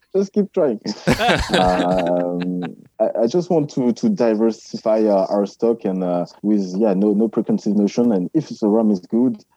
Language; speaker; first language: English; non-native, fluent; French